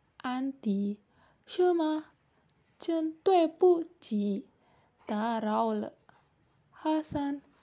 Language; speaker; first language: Chinese; non-native, learner; Indonesian